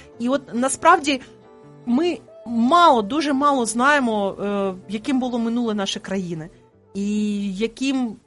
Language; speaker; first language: Ukrainian; native; Ukrainian